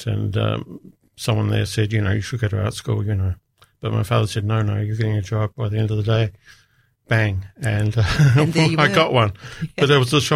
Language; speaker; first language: English; native; English